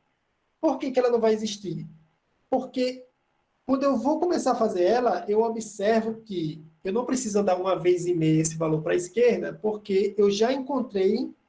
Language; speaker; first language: Portuguese; native; Portuguese